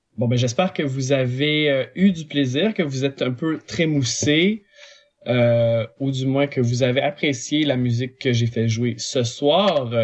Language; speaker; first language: French; native; French